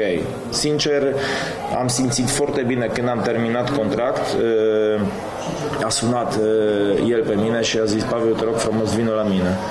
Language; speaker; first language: Romanian; non-native, fluent; Polish